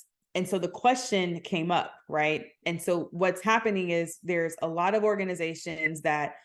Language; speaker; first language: English; native; English